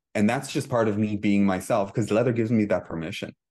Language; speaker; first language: English; early bilingual, heritage; Hebrew